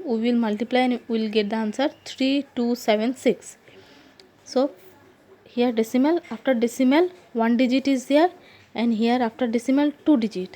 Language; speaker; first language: English; non-native, local second language; Assamese